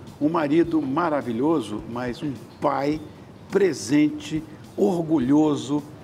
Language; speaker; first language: Portuguese; native; Portuguese